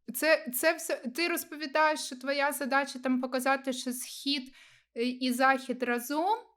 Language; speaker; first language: Ukrainian; non-native, local second language; Russian